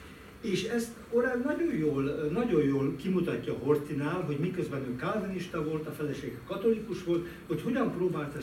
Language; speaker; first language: Hungarian; native; Hungarian